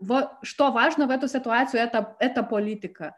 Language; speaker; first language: Russian; non-native, fluent; Lithuanian